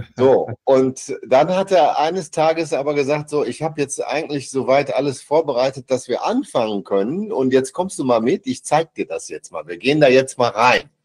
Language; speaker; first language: German; native; German